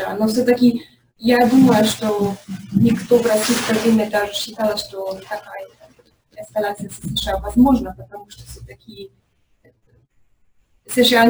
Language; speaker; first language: Russian; non-native, fluent; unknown